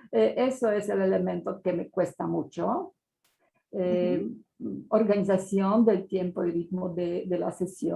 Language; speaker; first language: Spanish; non-native, fluent; Polish